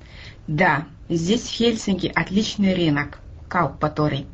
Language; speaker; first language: Russian; non-native, fluent; Finnish